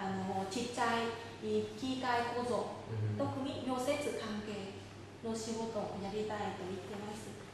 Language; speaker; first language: Japanese; non-native, fluent; Vietnamese